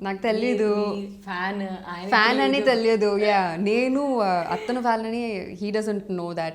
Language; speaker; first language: Telugu; non-native, fluent; Tamil